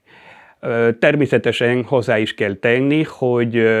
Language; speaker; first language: Hungarian; non-native, fluent; Spanish